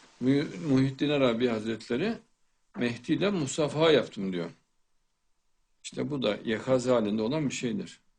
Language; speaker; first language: Turkish; native; Turkish